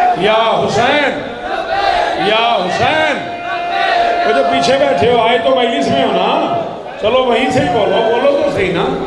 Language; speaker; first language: Urdu; non-native, local second language; Punjabi